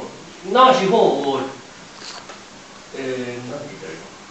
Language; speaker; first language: Chinese; non-native, learner; Japanese